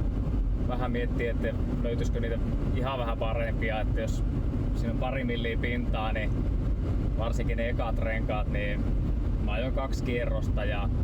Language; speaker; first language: Finnish; native; Finnish